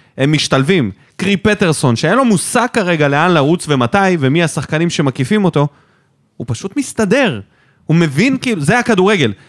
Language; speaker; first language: Hebrew; native; Hebrew